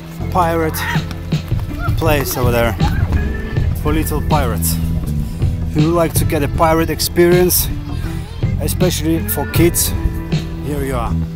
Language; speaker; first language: English; non-native, fluent; Ukrainian